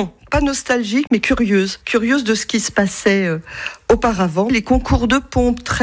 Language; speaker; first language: French; native; French